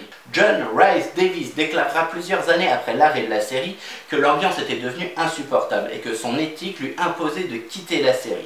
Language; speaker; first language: French; native; French